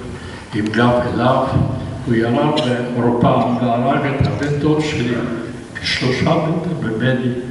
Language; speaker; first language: Hebrew; non-native, fluent; Polish